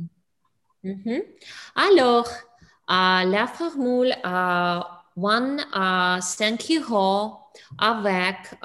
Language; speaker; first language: French; non-native, learner; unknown